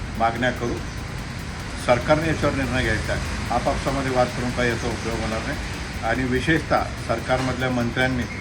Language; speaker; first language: Marathi; native; Marathi